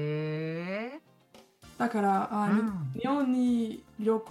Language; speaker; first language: Japanese; non-native, learner; French